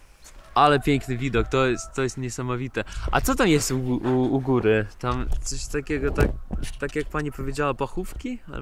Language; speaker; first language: Polish; non-native, learner; Russian